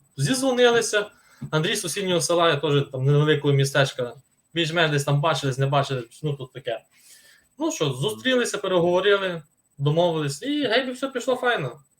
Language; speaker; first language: Ukrainian; native; Ukrainian